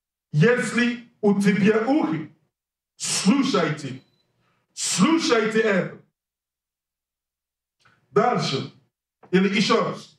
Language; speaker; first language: Russian; non-native, learner; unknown